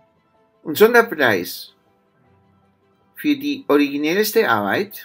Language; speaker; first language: German; non-native, fluent; Spanish